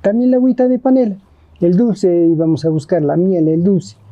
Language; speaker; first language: Spanish; native; Spanish